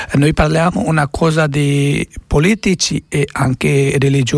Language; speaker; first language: Italian; non-native, learner; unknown